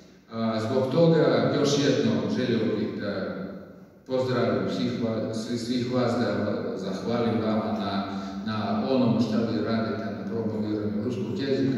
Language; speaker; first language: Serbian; non-native, fluent; Russian